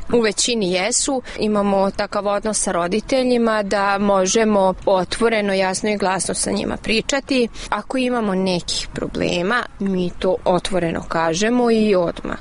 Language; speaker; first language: Serbian; non-native, local second language; Hungarian